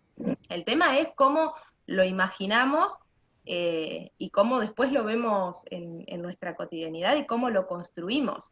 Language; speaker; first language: Spanish; native; Spanish